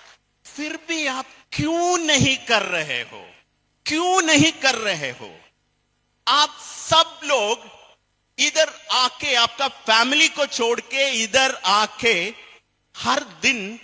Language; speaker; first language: Hindi; non-native, fluent; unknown